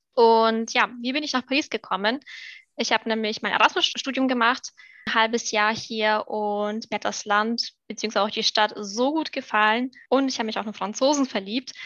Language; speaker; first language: German; early bilingual, other home language; Russian